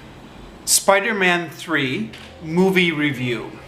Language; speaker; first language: English; native; English